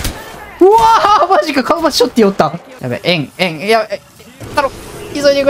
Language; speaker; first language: Japanese; native; Japanese